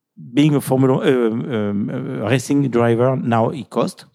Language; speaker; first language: English; non-native, fluent; French